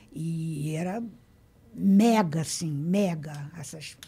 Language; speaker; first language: Portuguese; native; Portuguese